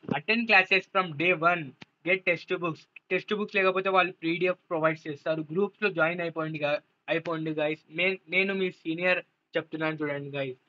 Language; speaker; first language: Telugu; non-native, local second language; Urdu